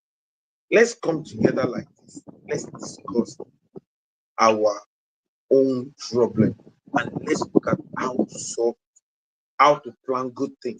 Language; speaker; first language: English; non-native, local second language; Yoruba